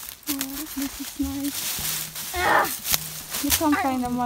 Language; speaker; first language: English; non-native, local second language; Filipino